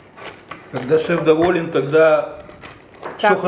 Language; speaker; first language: Russian; native; Russian